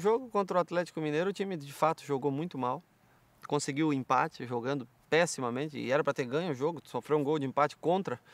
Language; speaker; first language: Portuguese; native; Portuguese